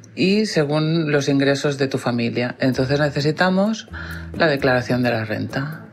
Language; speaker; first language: Spanish; native; Spanish